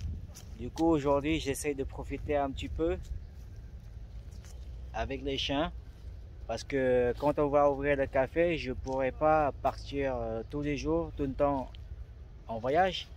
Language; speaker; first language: French; early bilingual, other home language; Vietnamese